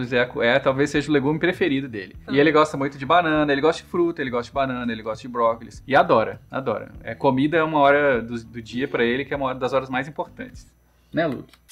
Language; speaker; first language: Portuguese; native; Portuguese